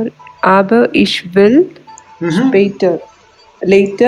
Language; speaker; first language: German; non-native, learner; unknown